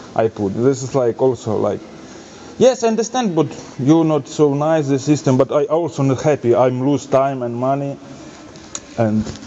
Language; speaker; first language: English; non-native, learner; Ukrainian